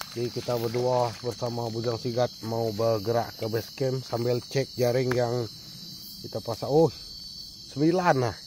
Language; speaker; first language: Malay; non-native, local second language; Iban